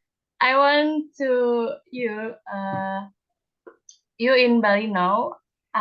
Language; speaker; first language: English; non-native, learner; Indonesian